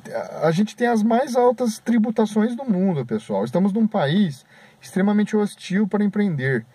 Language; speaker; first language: Portuguese; native; Portuguese